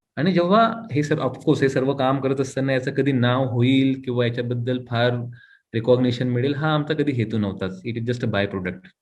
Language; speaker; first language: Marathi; native; Marathi